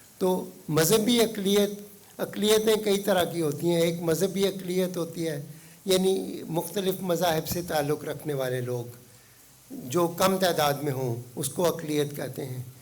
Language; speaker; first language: Urdu; non-native, local second language; Punjabi